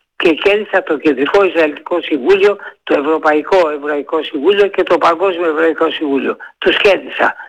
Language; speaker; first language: Greek; native; Greek